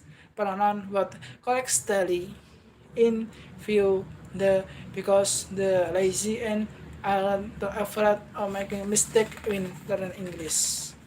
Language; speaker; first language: English; non-native, learner; Indonesian